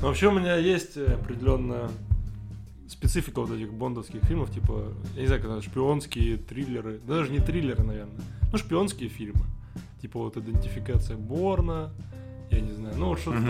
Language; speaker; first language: Russian; native; Russian